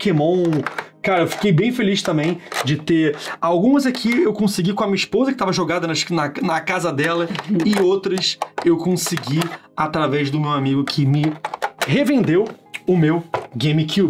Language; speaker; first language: Portuguese; native; Portuguese